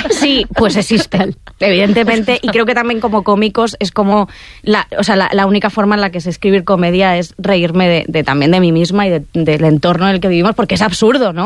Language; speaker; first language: Spanish; native; Spanish